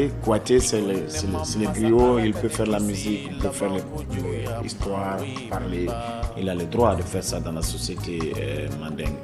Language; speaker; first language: French; non-native, local second language; Bambara